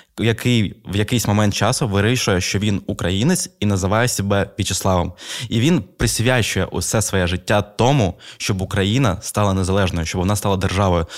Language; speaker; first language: Ukrainian; native; Ukrainian